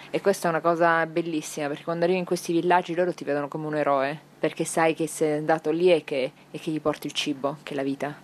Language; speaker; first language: Italian; native; Italian